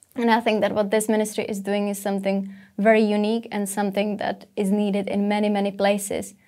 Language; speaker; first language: English; non-native, fluent; Czech